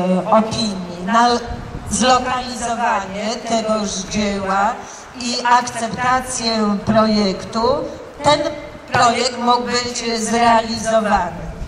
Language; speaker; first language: Polish; native; Polish